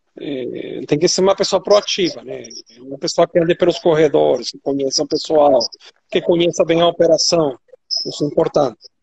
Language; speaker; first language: Portuguese; non-native, fluent; Spanish